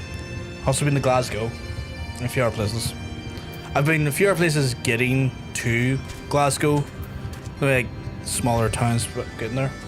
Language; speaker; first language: English; native; English